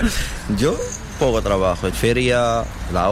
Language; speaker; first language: Spanish; non-native, learner; Arabic